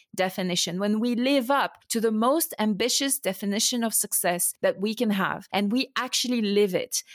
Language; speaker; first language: English; non-native, fluent; French